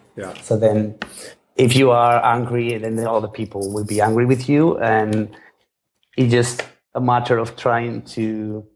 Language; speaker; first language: English; non-native, fluent; Spanish